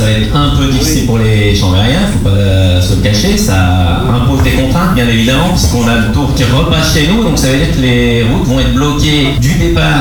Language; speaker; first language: French; native; French